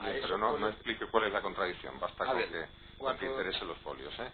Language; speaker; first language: Spanish; native; Spanish